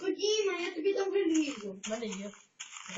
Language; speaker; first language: Ukrainian; native; Ukrainian